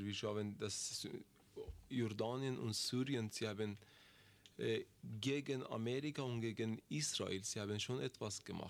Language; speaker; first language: German; non-native, learner; Persian